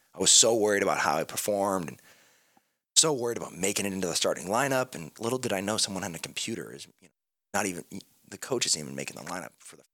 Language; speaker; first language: English; native; English